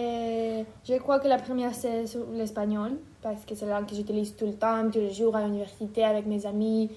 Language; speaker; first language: French; non-native, fluent; Ukrainian